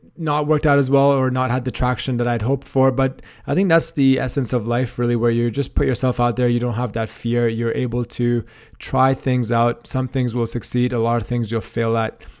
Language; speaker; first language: English; native; English